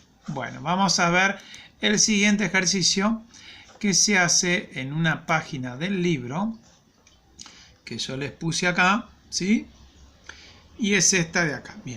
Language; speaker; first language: Spanish; native; Spanish